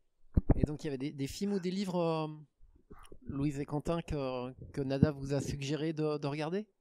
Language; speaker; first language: French; native; French